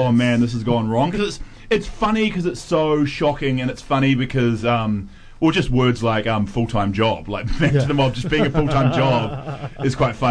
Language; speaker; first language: English; native; English